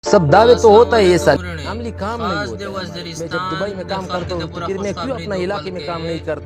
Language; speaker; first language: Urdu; non-native, local second language; Pashto